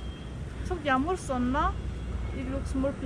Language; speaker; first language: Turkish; non-native, learner; Nepali